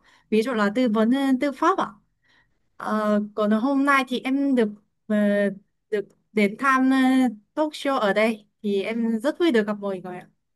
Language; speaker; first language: Vietnamese; non-native, learner; Korean